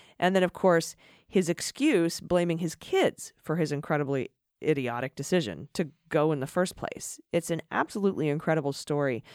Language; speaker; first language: English; native; English